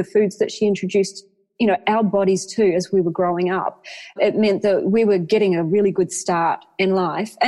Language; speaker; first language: English; native; English